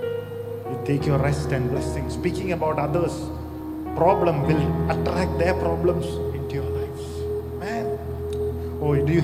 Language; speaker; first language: English; non-native, local second language; Malayalam